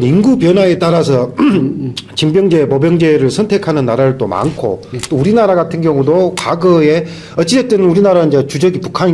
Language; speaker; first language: Korean; native; Korean